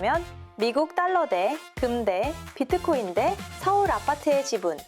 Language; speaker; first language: Korean; native; Korean